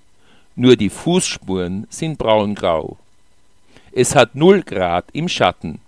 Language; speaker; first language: German; native; German